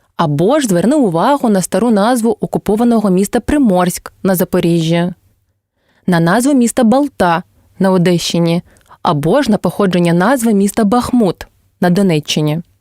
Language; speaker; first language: Ukrainian; non-native, local second language; Crimean Tatar